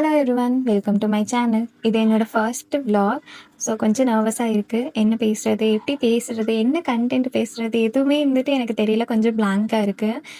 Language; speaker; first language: Tamil; non-native, local second language; Malayalam